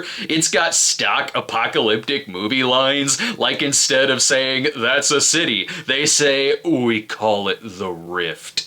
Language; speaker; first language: English; native; English